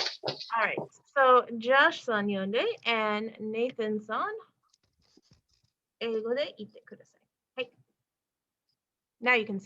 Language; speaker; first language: Japanese; non-native, fluent; English